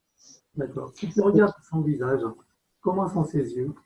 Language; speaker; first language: French; native; French